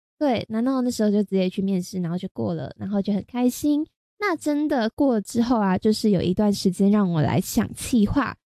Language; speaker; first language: Chinese; non-native, local second language; Cantonese